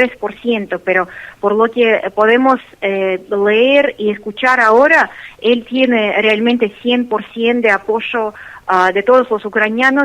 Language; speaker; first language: Spanish; non-native, fluent; Russian